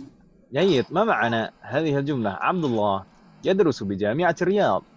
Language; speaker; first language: Arabic; non-native, fluent; Indonesian